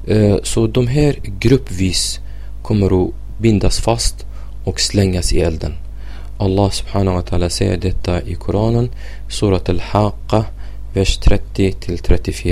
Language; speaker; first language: Swedish; non-native, fluent; Arabic